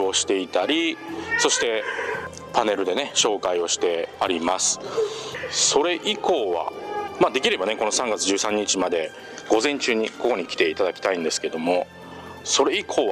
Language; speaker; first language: Japanese; native; Japanese